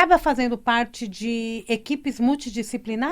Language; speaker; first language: Portuguese; native; Portuguese